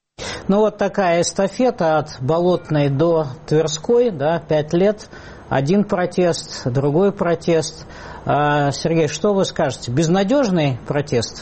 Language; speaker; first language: Russian; native; Russian